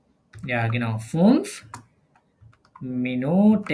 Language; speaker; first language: German; non-native, learner; Bangla